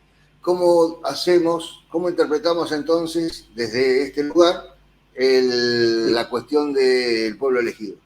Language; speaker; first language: Spanish; native; Spanish